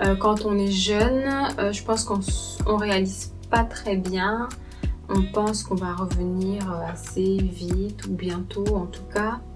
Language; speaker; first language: French; native; French